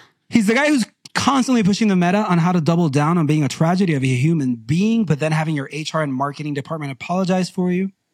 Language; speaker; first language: English; native; English